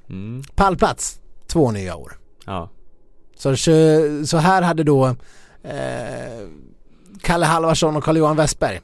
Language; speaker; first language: Swedish; native; Swedish